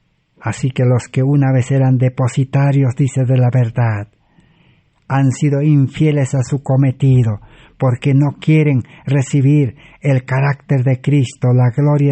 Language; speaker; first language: Spanish; native; Spanish